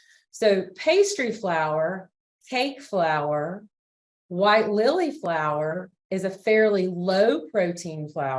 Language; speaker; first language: English; native; English